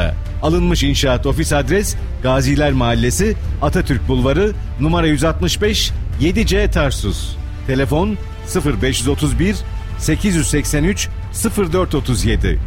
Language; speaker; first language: Turkish; native; Turkish